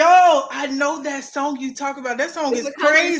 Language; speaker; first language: English; native; English